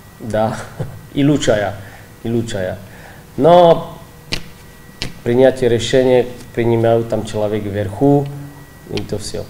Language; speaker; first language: Russian; non-native, learner; Czech